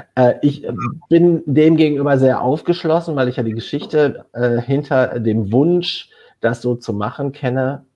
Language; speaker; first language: German; non-native, fluent; Spanish